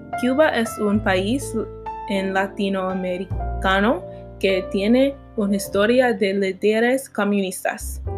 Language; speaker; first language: Spanish; non-native, learner; English